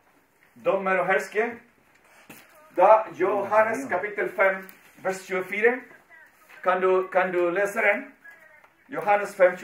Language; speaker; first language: Swedish; non-native, fluent; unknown